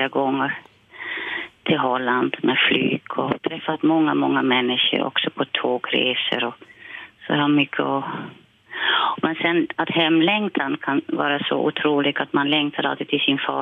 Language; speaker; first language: Swedish; non-native, fluent; Dutch